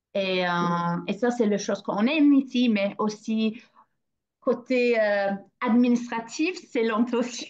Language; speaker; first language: French; non-native, fluent; English